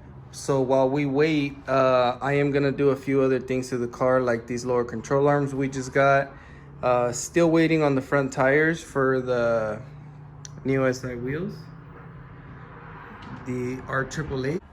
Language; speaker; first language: English; native; English